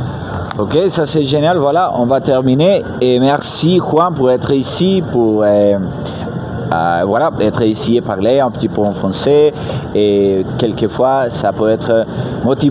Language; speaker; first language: French; non-native, fluent; Spanish